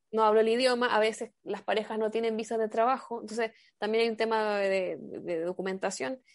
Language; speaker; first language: Spanish; native; Spanish